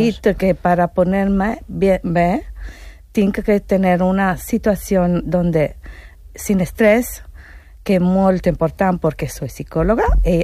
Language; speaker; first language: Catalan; non-native, learner; Italian